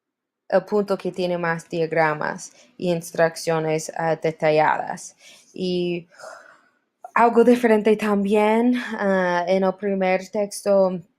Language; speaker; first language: Spanish; non-native, learner; English